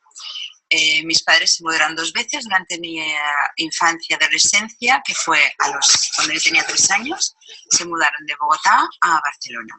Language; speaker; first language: Spanish; native; Spanish